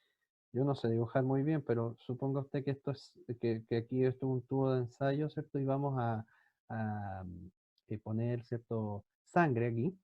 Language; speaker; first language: Spanish; native; Spanish